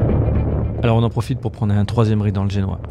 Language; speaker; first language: French; native; French